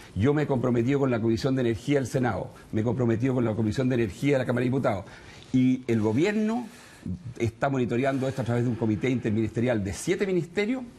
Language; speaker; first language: Spanish; native; Spanish